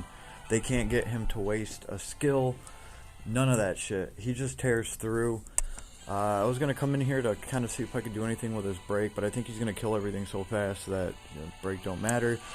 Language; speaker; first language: English; native; English